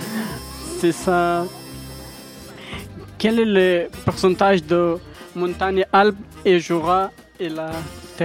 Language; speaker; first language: French; non-native, learner; Pashto